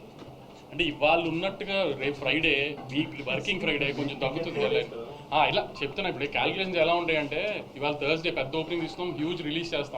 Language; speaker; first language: Telugu; native; Telugu